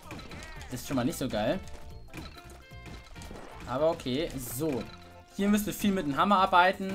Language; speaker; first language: German; native; German